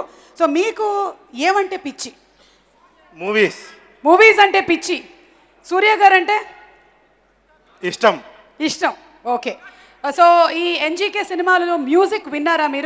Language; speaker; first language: Telugu; native; Telugu